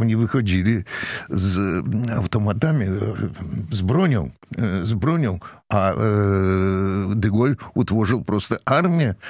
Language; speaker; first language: Polish; non-native, fluent; Russian